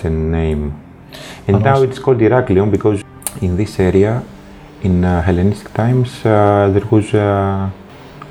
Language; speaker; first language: English; non-native, fluent; Greek